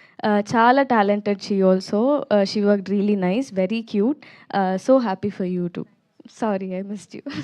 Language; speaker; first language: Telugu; non-native, learner; Tamil